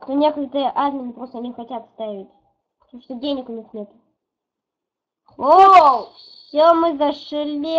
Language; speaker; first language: Russian; native; Russian